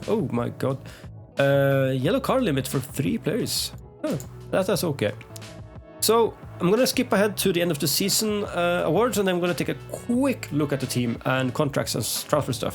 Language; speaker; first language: English; non-native, fluent; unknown